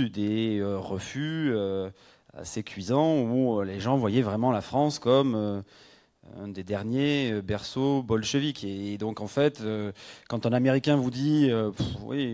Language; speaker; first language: French; native; French